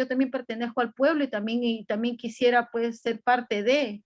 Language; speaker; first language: Spanish; native; Spanish